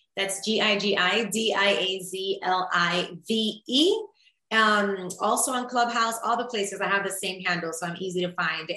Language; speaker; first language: English; early bilingual, other home language; Spanish